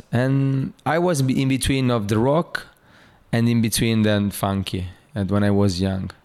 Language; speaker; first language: English; non-native, fluent; Italian